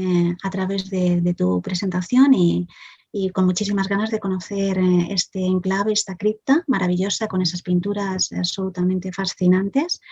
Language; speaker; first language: Spanish; native; Spanish